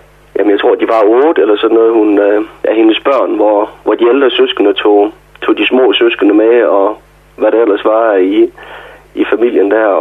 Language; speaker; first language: Danish; native; Danish